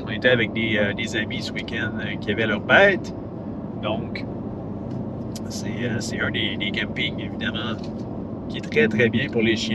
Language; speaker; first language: French; native; French